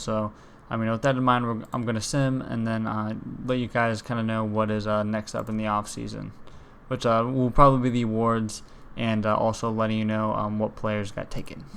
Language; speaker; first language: English; native; English